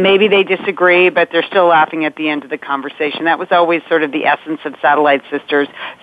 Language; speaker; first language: English; native; English